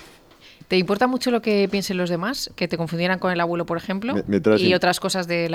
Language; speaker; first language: Spanish; native; Spanish